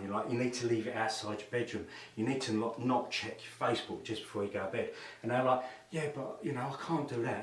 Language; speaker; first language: English; native; English